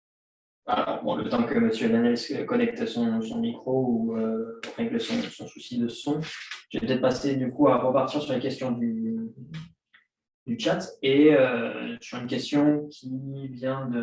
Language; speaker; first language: French; native; French